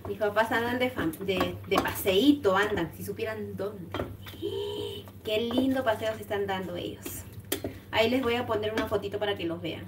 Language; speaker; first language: Spanish; native; Spanish